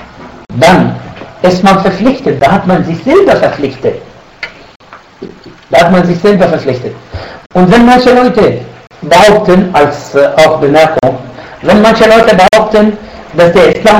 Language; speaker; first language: German; non-native, fluent; Arabic